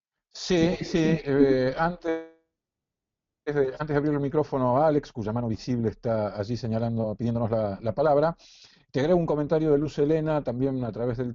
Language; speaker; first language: Spanish; native; Spanish